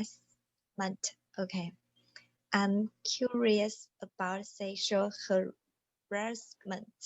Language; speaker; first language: English; non-native, learner; Chinese